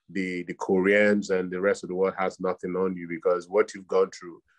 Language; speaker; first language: English; non-native, local second language; Yoruba